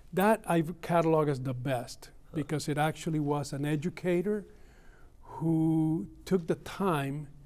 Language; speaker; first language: English; early bilingual, other home language; Spanish